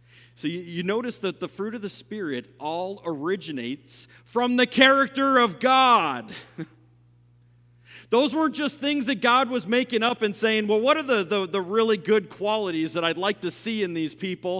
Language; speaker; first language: English; native; English